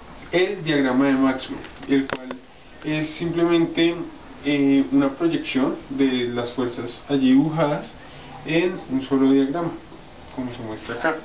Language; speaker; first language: Spanish; native; Spanish